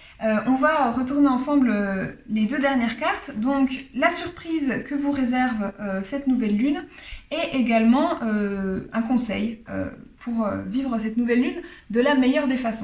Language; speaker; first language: French; native; French